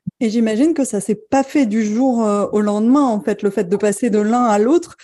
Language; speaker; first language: French; native; French